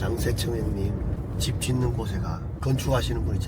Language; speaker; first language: Korean; native; Korean